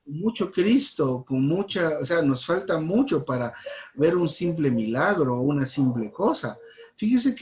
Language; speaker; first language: Spanish; native; Spanish